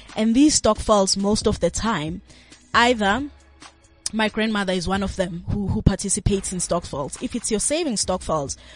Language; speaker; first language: English; non-native, local second language; Zulu